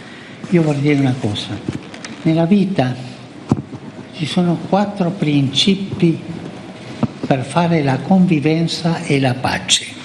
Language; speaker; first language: Italian; early bilingual, heritage; Spanish